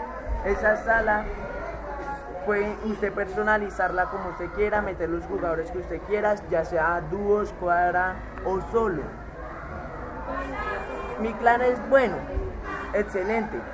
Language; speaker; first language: Spanish; native; Spanish